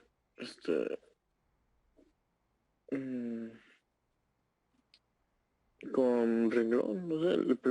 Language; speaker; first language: Spanish; native; Spanish